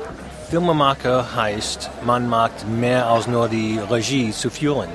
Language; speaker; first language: German; non-native, fluent; English